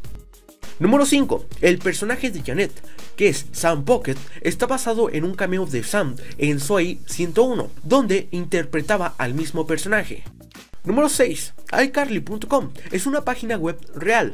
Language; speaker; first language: Spanish; native; Spanish